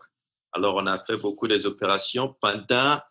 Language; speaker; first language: French; non-native, fluent; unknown